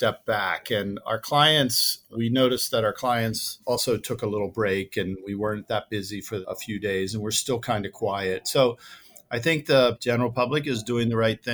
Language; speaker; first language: English; native; English